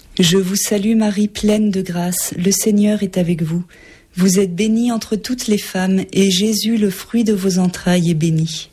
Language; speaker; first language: French; native; French